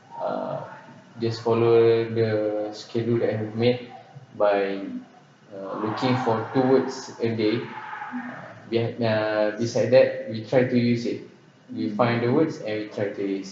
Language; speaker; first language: English; non-native, local second language; Malay